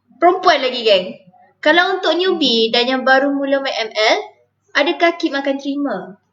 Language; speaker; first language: Malay; native; Malay